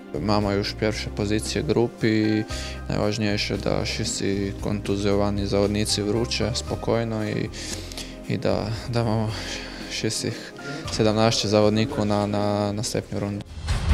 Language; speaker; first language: Polish; non-native, learner; Croatian